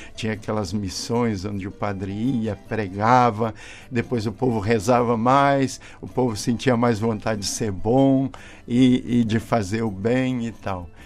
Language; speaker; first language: Portuguese; native; Portuguese